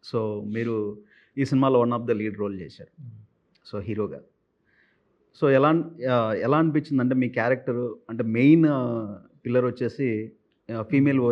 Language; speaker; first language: Telugu; native; Telugu